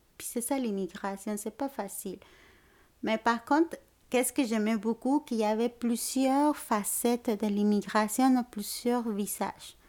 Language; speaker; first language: French; non-native, fluent; Spanish